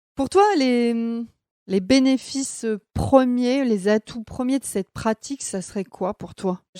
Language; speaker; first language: French; native; French